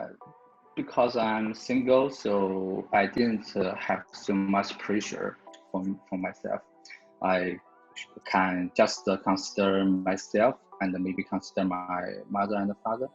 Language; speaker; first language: English; non-native, learner; Chinese